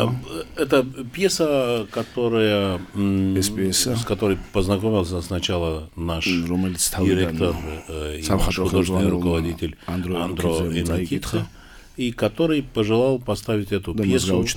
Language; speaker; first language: Russian; non-native, fluent; Romanian